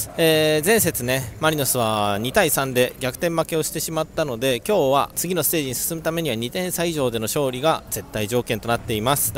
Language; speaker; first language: Japanese; native; Japanese